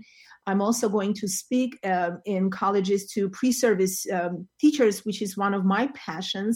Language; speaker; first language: English; non-native, fluent; Armenian